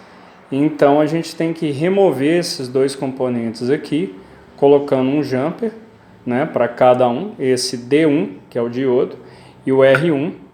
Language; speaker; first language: Portuguese; native; Portuguese